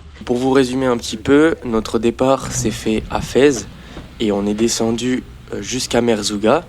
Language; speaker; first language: French; native; French